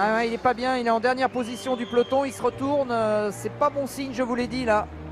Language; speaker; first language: French; native; French